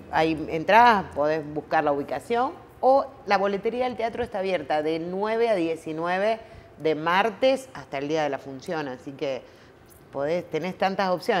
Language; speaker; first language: Spanish; native; Spanish